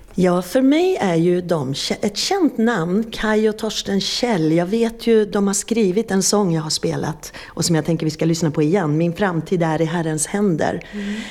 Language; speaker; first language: Swedish; native; Swedish